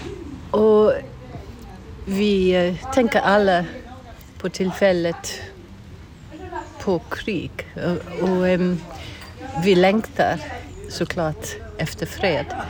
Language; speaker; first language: Swedish; non-native, fluent; English